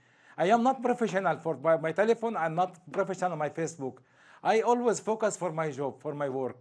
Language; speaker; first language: English; non-native, learner; Arabic